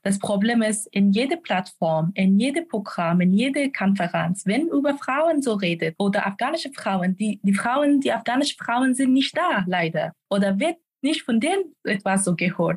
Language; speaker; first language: German; non-native, fluent; Persian